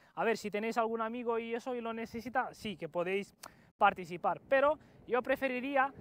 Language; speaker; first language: Spanish; non-native, fluent; Romanian